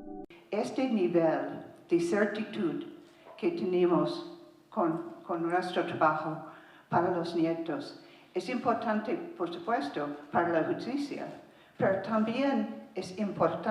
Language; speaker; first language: Spanish; non-native, fluent; English